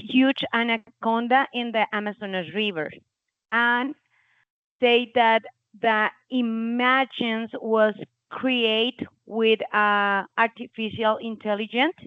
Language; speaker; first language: English; non-native, learner; Spanish